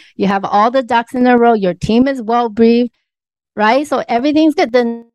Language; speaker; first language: English; early bilingual, other home language; Chinese